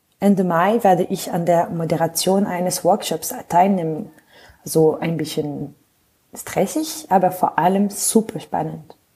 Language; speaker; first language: German; non-native, fluent; French